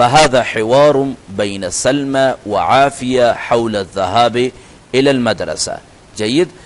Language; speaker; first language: Arabic; non-native, fluent; Urdu